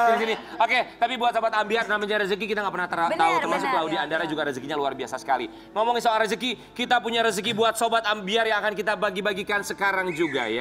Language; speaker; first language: Indonesian; native; Indonesian